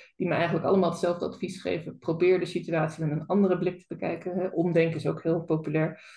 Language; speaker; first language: Dutch; native; Dutch